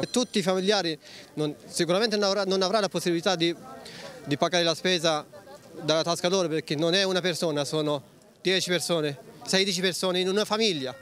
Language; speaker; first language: Italian; non-native, fluent; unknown